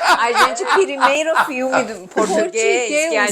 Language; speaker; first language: Portuguese; non-native, fluent; Persian